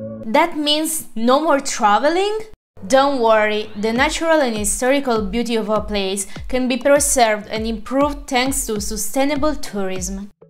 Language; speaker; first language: English; non-native, fluent; Italian